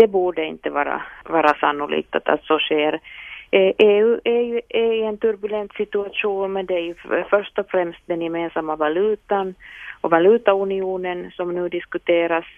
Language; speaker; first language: Swedish; non-native, local second language; Finnish